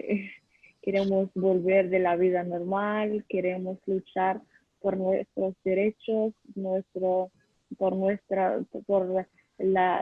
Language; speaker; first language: Spanish; non-native, learner; Arabic